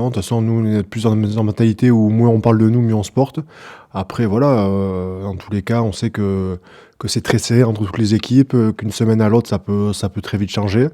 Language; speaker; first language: French; native; French